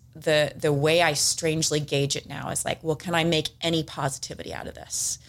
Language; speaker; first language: English; native; English